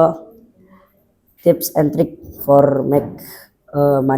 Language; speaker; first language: English; non-native, learner; Indonesian